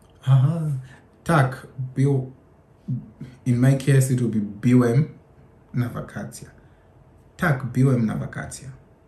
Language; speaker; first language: Polish; non-native, learner; English